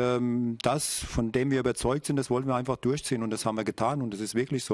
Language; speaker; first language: German; native; German